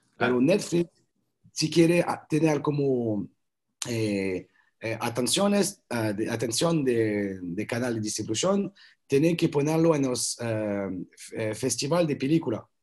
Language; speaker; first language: Spanish; non-native, learner; French